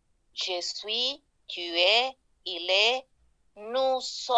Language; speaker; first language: French; non-native, fluent; Spanish